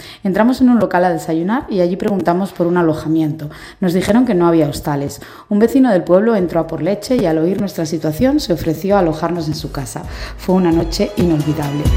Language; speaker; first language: Spanish; native; Spanish